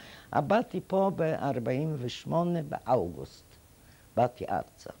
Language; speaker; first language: Hebrew; non-native, fluent; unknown